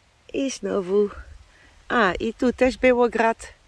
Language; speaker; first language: Polish; non-native, learner; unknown